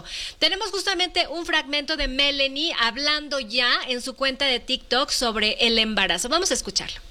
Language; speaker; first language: Spanish; native; Spanish